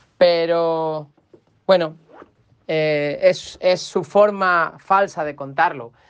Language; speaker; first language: Spanish; native; Spanish